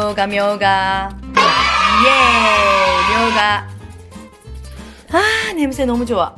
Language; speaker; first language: Korean; non-native, fluent; Japanese